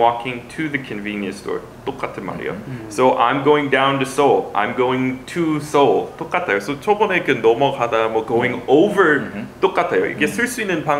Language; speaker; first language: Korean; non-native, fluent; English